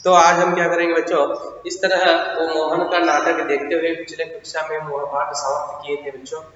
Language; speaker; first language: Hindi; non-native, local second language; Kannada